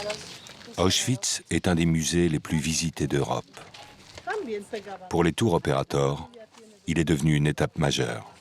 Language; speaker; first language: French; native; French